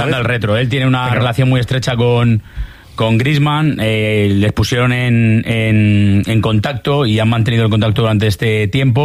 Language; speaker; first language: Spanish; native; Spanish